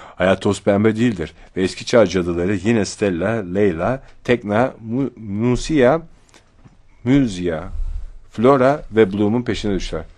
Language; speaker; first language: Turkish; native; Turkish